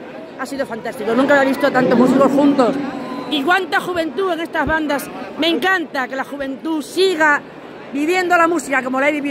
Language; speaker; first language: Spanish; native; Spanish